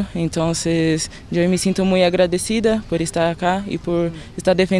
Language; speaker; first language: Spanish; non-native, learner; Portuguese